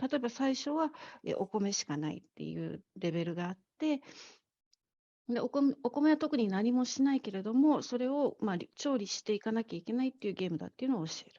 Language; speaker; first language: Japanese; native; Japanese